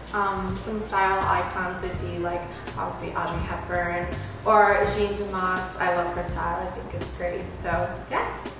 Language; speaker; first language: English; native; English